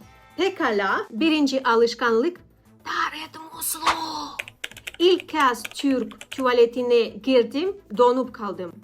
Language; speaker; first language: Turkish; non-native, learner; Russian